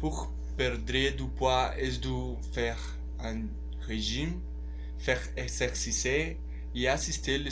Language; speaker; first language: French; non-native, learner; Spanish